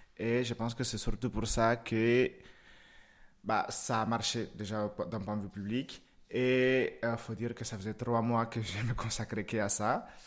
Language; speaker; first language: French; non-native, fluent; Spanish